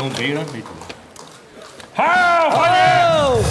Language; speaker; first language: Chinese; non-native, local second language; Cantonese